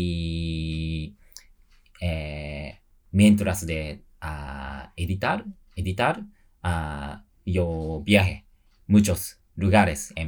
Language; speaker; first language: Spanish; non-native, learner; Japanese